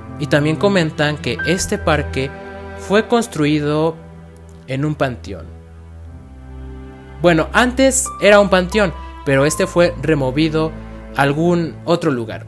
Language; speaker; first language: Spanish; native; Spanish